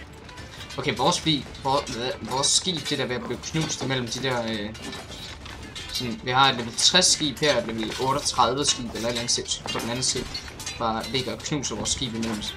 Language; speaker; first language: Danish; native; Danish